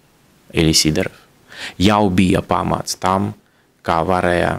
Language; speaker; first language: Latvian; non-native, local second language; Russian